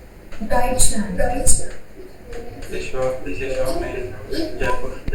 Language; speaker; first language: German; non-native, learner; Hindi